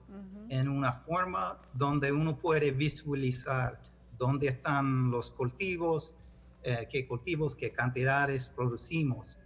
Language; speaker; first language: Spanish; non-native, fluent; English